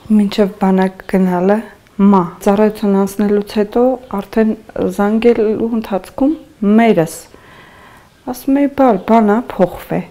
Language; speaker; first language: Armenian; native; Armenian